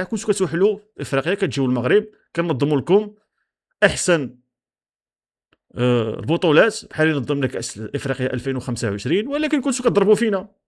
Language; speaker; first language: Arabic; native; Arabic